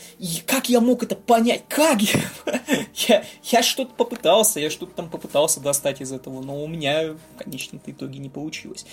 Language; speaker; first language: Russian; native; Russian